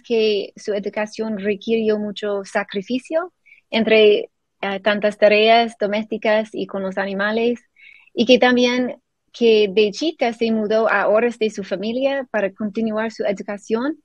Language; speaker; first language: Spanish; non-native, fluent; English